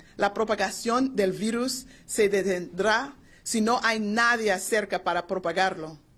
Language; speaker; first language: Spanish; non-native, learner; English